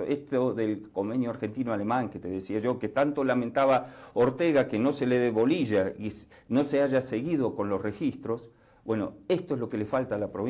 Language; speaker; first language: Spanish; native; Spanish